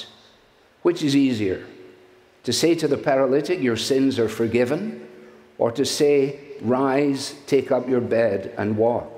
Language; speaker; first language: English; native; English